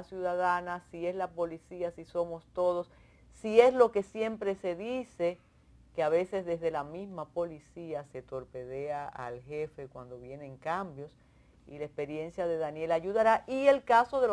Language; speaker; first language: Spanish; native; Spanish